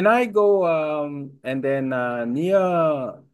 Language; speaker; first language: English; non-native, learner; Korean